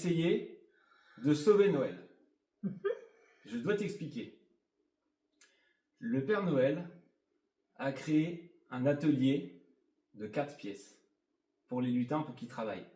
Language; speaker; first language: French; native; French